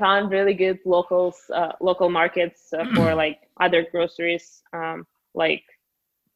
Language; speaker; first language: English; non-native, fluent; Russian